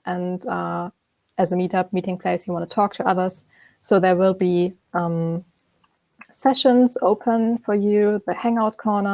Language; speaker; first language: English; non-native, fluent; German